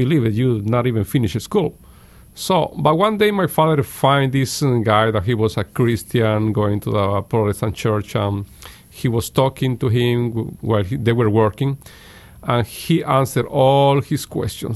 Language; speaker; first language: English; non-native, fluent; Spanish